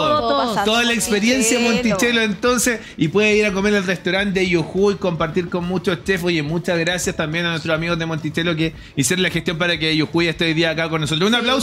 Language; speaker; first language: Spanish; native; Spanish